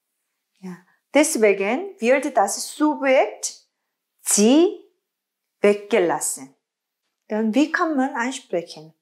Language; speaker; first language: German; non-native, learner; Korean